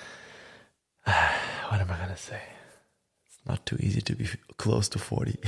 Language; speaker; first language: English; non-native, fluent; Croatian